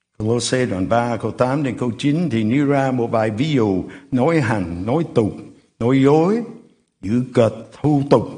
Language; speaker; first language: Vietnamese; non-native, fluent; English